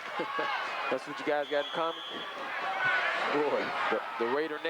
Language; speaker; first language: English; native; English